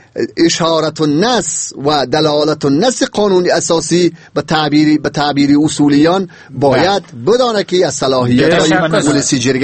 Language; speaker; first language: Persian; native; Persian